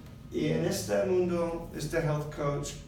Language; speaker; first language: Spanish; non-native, learner; English